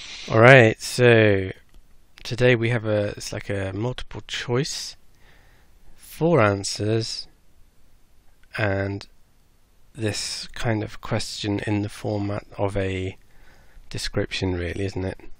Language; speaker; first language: English; native; English